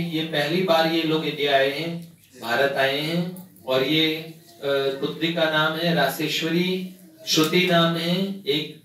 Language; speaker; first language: Hindi; native; Hindi